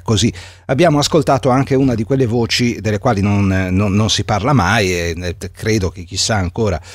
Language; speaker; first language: Italian; native; Italian